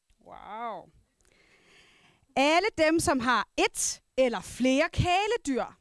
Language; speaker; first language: Danish; non-native, local second language; Kalaallisut